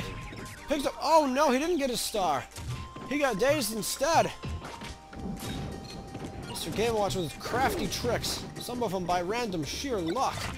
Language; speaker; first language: English; native; English